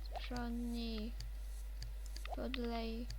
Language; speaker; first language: Polish; native; Polish